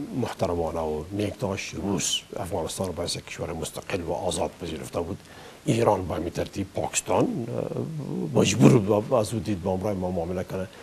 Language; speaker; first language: Persian; native; Persian